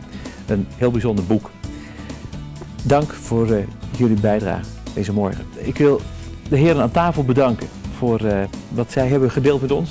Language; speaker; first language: Dutch; native; Dutch